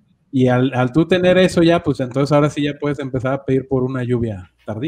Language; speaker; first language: Spanish; native; Spanish